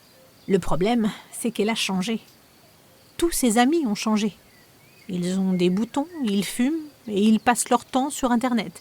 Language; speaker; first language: French; native; French